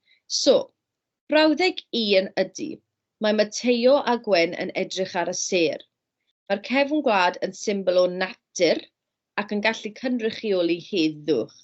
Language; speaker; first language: Welsh; non-native, fluent; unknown